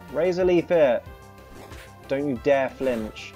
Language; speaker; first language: English; native; English